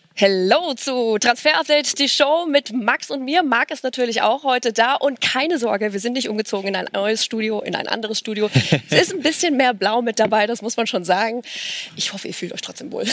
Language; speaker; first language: German; native; German